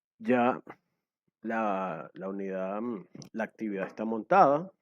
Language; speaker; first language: Spanish; native; Spanish